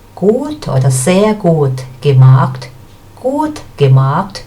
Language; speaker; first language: German; non-native, fluent; Thai